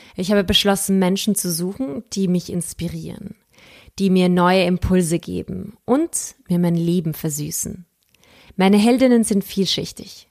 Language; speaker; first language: German; native; German